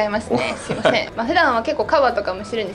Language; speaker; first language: Japanese; native; Japanese